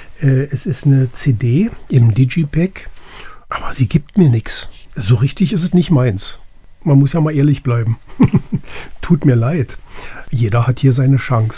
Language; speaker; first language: German; native; German